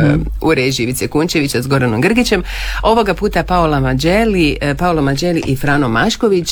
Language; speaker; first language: Serbian; native; Serbian